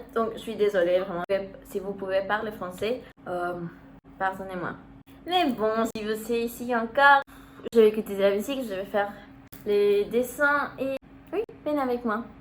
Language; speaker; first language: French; non-native, learner; Spanish